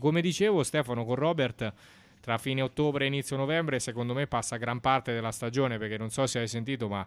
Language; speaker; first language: Italian; native; Italian